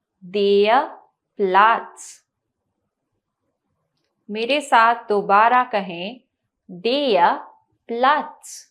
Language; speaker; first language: German; non-native, fluent; Hindi